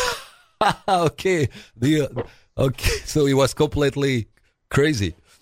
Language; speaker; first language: English; non-native, fluent; French